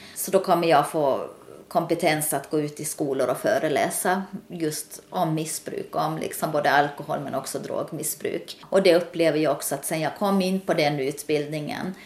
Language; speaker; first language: Swedish; native; Swedish